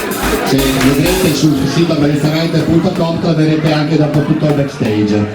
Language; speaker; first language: Italian; native; Italian